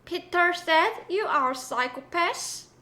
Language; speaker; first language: English; non-native, learner; Korean